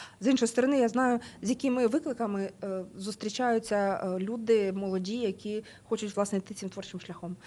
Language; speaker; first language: Ukrainian; native; Ukrainian